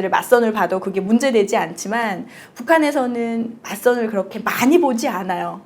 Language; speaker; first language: Korean; native; Korean